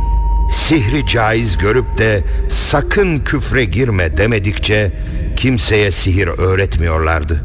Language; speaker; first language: Turkish; native; Turkish